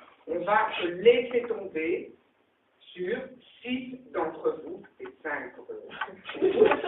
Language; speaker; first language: French; native; French